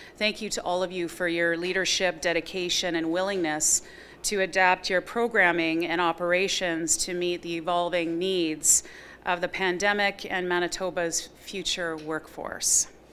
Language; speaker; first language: English; native; English